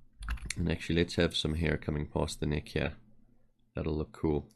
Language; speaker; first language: English; native; English